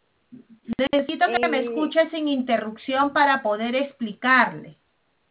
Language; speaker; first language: Spanish; native; Spanish